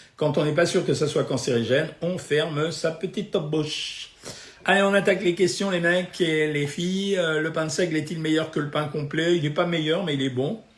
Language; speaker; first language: French; native; French